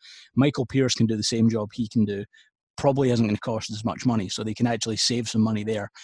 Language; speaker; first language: English; native; English